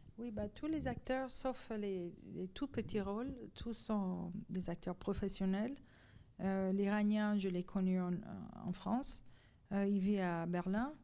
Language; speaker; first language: French; non-native, fluent; Persian